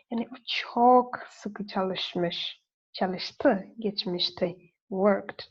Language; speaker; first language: Turkish; non-native, learner; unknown